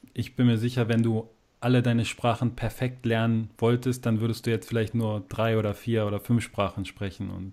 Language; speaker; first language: German; native; German